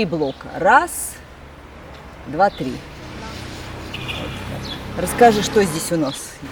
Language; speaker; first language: Russian; native; Russian